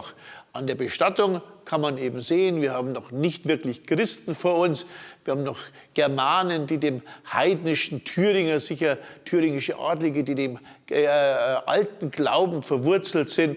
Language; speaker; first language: German; native; German